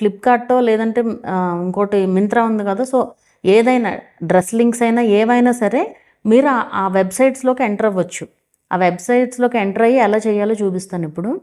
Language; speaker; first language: Telugu; native; Telugu